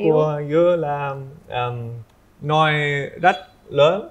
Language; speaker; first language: Vietnamese; non-native, learner; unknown